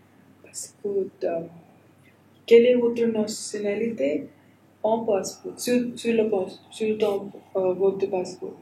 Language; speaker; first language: French; non-native, learner; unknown